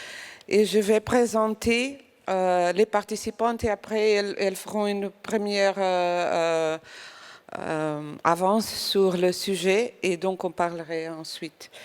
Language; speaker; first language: French; non-native, fluent; Portuguese